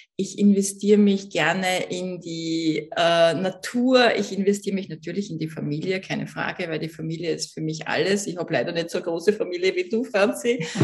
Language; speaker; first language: German; native; German